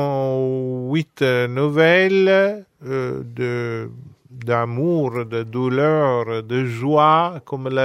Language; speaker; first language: French; non-native, fluent; Italian